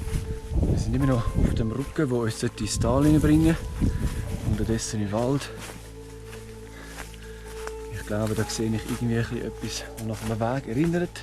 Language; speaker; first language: German; native; German